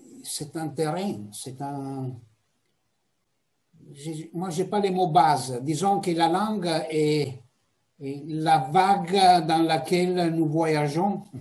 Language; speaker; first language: French; non-native, fluent; Italian